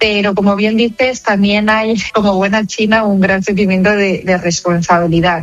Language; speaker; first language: Spanish; native; Spanish